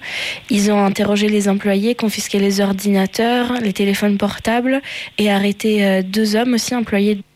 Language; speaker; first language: French; native; French